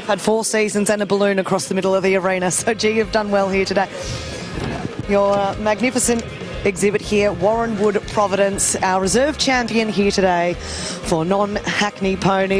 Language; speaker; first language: English; native; English